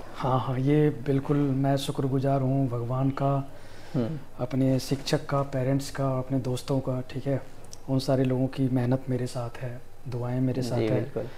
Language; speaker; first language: Hindi; native; Hindi